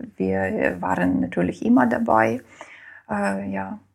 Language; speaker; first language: German; non-native, learner; Ukrainian